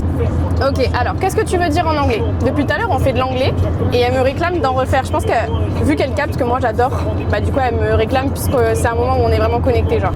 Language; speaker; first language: French; native; French